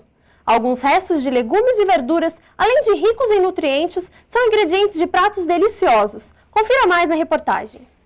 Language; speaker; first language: Portuguese; native; Portuguese